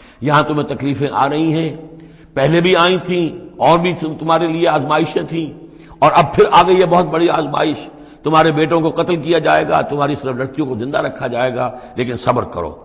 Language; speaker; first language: Urdu; native; Urdu